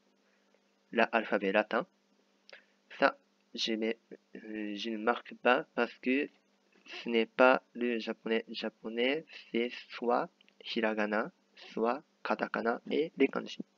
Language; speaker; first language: French; non-native, fluent; Japanese